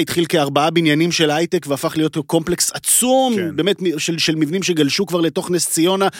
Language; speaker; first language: Hebrew; native; Hebrew